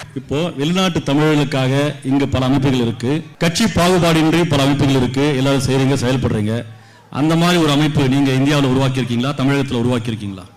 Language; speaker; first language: Tamil; native; Tamil